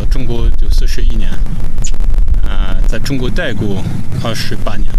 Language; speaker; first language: Chinese; non-native, fluent; French